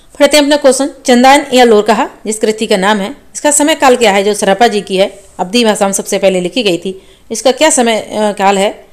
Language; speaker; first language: Hindi; native; Hindi